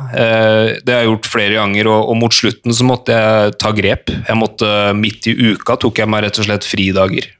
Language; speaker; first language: Norwegian; native; Norwegian